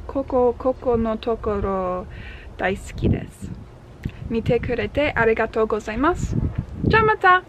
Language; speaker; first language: Japanese; non-native, learner; English